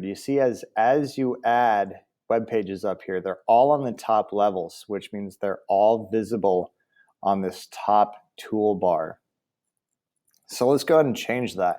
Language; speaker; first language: English; native; English